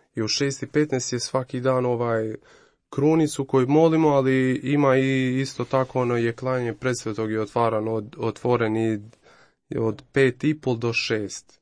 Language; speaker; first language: Croatian; non-native, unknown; Albanian